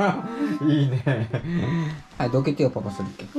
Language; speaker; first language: Japanese; native; Japanese